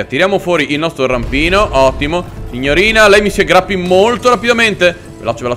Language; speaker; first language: Italian; native; Italian